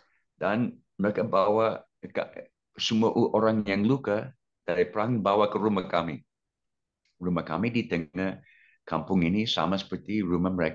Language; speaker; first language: Indonesian; non-native, fluent; English